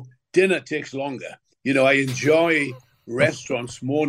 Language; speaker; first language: English; native; English